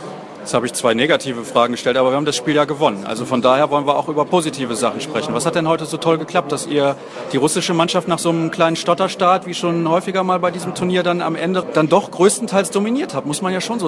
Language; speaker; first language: German; native; German